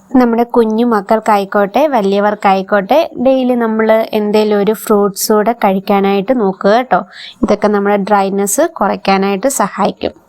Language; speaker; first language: Malayalam; native; Malayalam